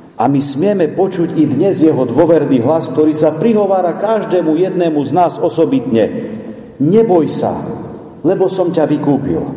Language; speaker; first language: Slovak; native; Slovak